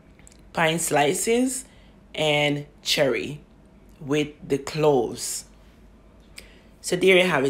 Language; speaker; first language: English; native; English